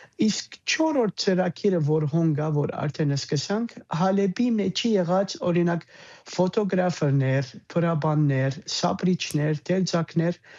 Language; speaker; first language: Armenian; early bilingual, heritage; Armenian